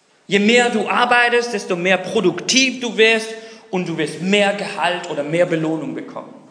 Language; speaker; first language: German; non-native, fluent; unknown